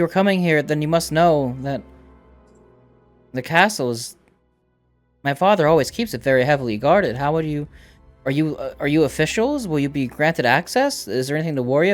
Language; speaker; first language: English; native; English